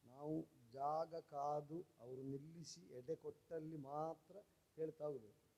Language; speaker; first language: Kannada; native; Kannada